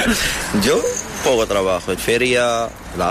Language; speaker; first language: Spanish; non-native, learner; Arabic